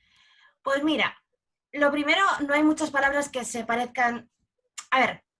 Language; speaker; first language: Spanish; native; Spanish